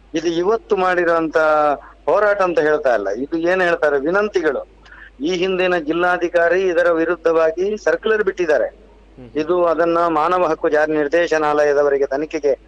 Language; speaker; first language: Kannada; non-native, local second language; Tulu